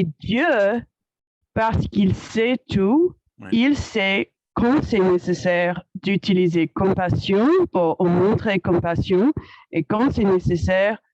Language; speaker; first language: French; non-native, learner; English